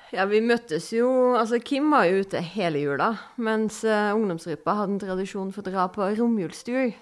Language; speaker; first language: Norwegian; early bilingual, other home language; Dutch